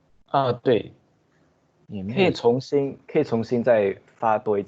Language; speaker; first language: Chinese; early bilingual, heritage; Chinese